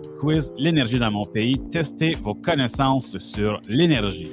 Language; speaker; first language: French; native; French